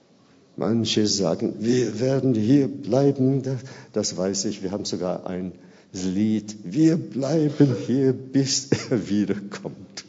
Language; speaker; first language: German; non-native, fluent; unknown